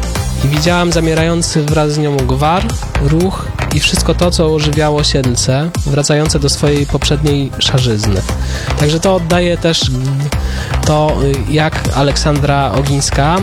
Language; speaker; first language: Polish; native; Polish